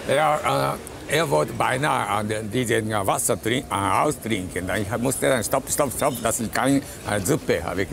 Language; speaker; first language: German; non-native, learner; Japanese